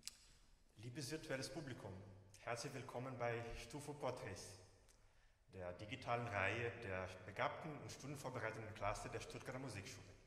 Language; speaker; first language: German; native; German